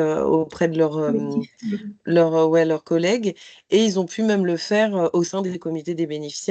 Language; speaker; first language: French; native; French